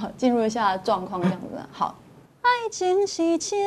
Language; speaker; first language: Chinese; non-native, local second language; Min Nan Chinese